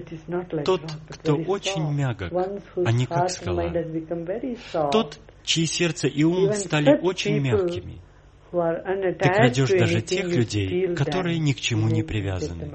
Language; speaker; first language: Russian; native; Russian